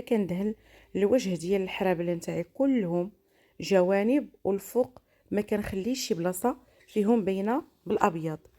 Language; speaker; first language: Arabic; native; Arabic